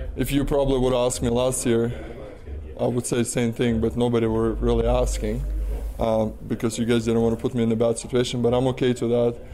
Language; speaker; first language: English; non-native, fluent; Russian